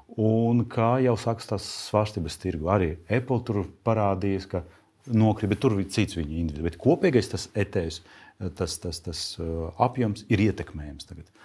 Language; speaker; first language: Latvian; non-native, local second language; Russian